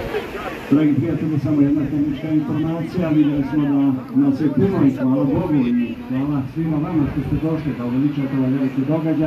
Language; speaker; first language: Bosnian; native; Bosnian